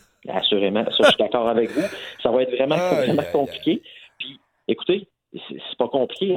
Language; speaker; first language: French; native; French